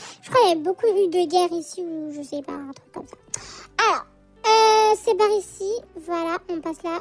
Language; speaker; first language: French; native; French